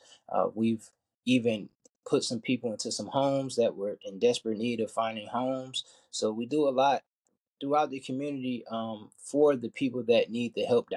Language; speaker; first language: English; native; English